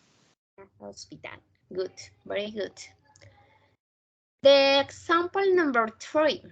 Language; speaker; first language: English; non-native, fluent; Spanish